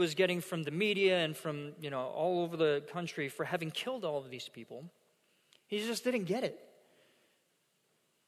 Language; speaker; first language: English; non-native, fluent; Korean